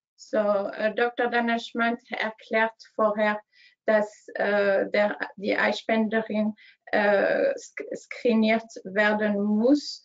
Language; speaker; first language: German; non-native, learner; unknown